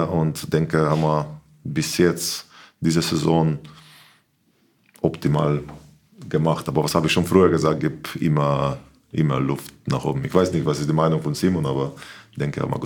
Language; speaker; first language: German; non-native, learner; Slovenian